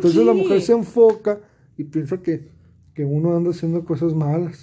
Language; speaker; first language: Spanish; native; Spanish